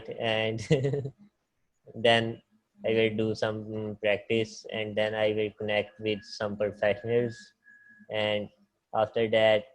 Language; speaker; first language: English; non-native, learner; Punjabi